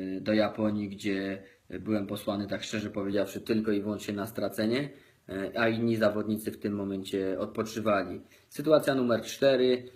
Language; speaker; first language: Polish; native; Polish